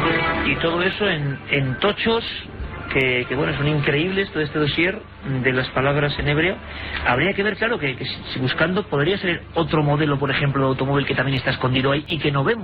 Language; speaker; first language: Spanish; native; Spanish